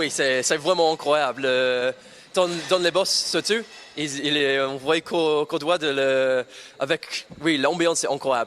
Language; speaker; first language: French; non-native, learner; English